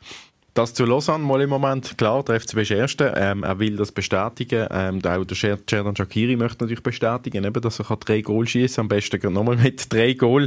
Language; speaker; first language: German; native; German